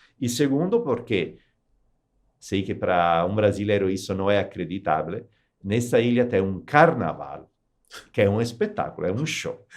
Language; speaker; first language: Portuguese; non-native, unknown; Italian